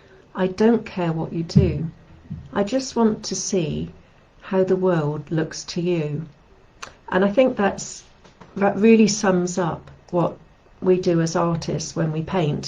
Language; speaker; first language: English; native; English